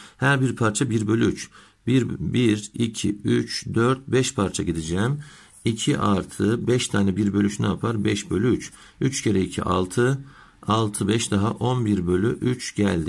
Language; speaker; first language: Turkish; native; Turkish